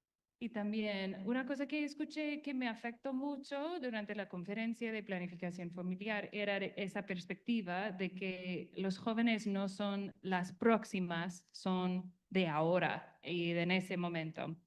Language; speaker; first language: Spanish; non-native, learner; English